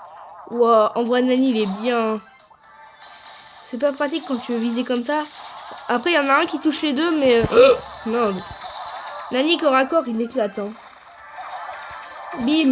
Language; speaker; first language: French; native; French